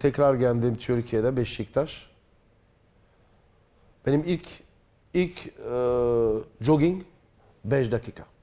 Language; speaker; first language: Turkish; non-native, learner; French